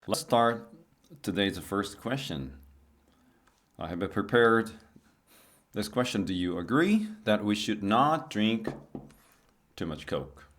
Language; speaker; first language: English; non-native, fluent; Korean